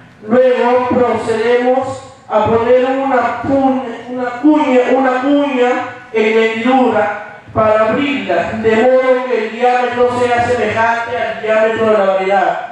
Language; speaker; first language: Spanish; native; Spanish